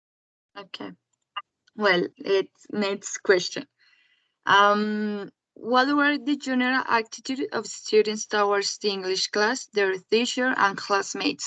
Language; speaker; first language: English; non-native, learner; Spanish